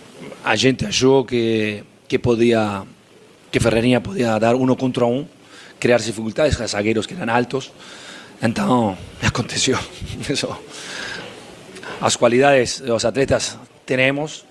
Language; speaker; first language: Portuguese; non-native, fluent; Spanish